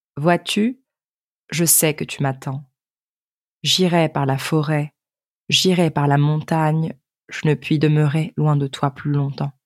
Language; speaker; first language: French; native; French